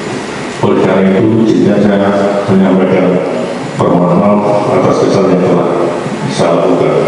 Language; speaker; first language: Indonesian; non-native, local second language; Javanese